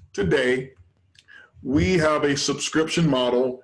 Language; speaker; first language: English; native; English